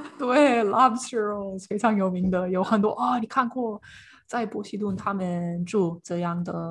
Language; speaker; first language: Chinese; non-native, fluent; English